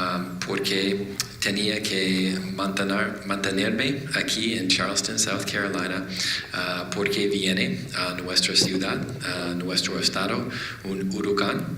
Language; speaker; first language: Spanish; non-native, learner; English